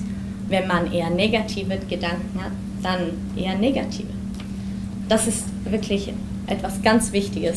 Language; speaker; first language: German; early bilingual, heritage; German